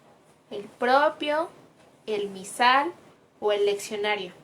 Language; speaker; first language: Spanish; native; Spanish